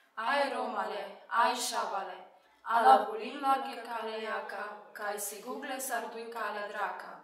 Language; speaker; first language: Slovenian; non-native, local second language; Romany